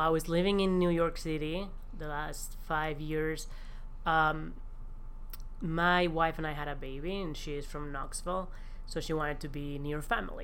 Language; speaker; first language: English; non-native, fluent; Spanish